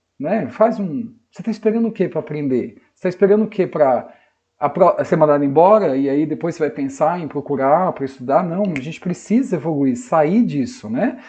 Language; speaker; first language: Portuguese; native; Portuguese